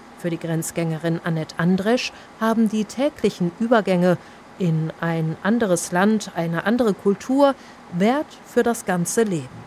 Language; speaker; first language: German; native; German